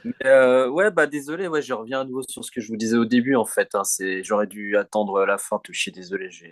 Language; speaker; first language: French; native; French